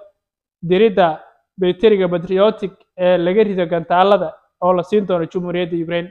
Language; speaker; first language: Somali; native; Somali